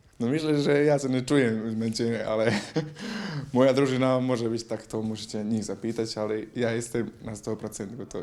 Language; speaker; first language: Polish; non-native, learner; Croatian